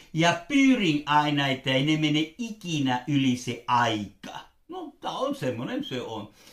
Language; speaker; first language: Finnish; non-native, fluent; Spanish